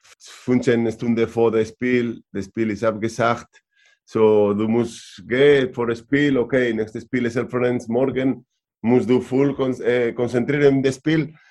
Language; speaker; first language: German; non-native, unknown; Spanish